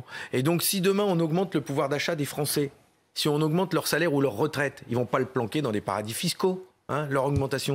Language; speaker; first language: French; native; French